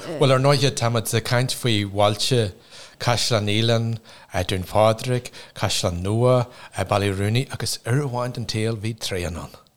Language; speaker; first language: Irish; non-native, local second language; English